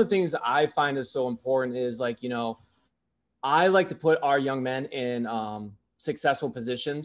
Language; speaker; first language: English; native; English